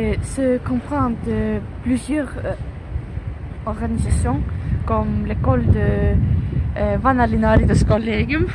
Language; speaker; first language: French; non-native, learner; Estonian